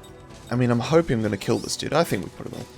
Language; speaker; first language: English; native; English